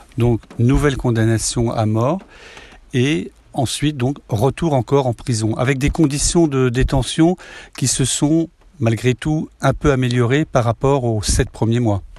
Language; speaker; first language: French; native; French